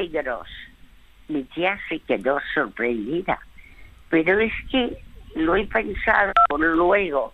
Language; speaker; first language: Spanish; early bilingual, other home language; French